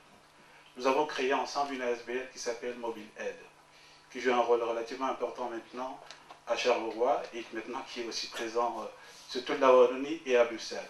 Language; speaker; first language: French; native; French